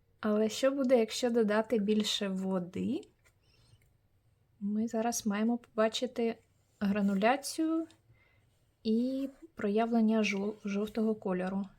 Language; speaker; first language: Ukrainian; native; Ukrainian